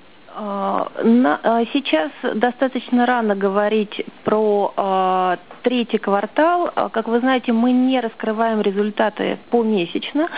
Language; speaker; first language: Russian; native; Russian